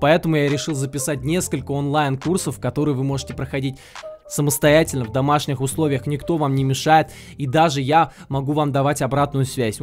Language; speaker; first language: Russian; native; Russian